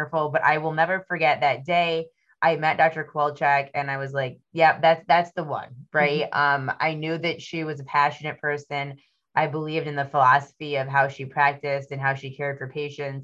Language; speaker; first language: English; native; English